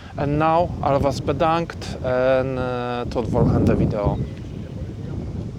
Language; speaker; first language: Dutch; non-native, learner; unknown